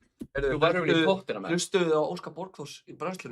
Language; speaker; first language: Icelandic; native; Icelandic